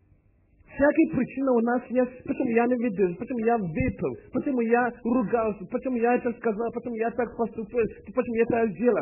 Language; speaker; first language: Russian; non-native, learner; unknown